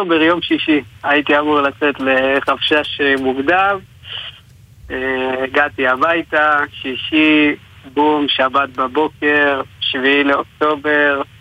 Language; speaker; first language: Hebrew; native; Hebrew